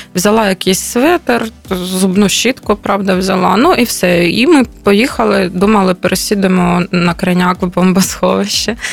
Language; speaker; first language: Ukrainian; native; Ukrainian